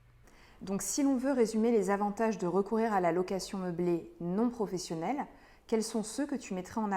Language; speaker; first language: French; native; French